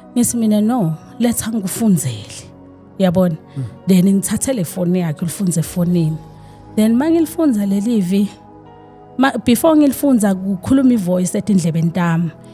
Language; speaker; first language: Zulu; non-native, local second language; Swati